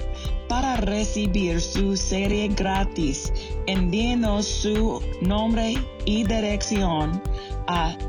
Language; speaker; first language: Spanish; non-native, fluent; English